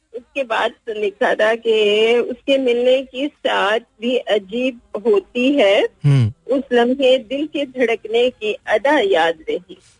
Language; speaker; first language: Urdu; native; Urdu